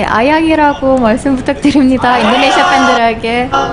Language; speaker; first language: Korean; non-native, fluent; Indonesian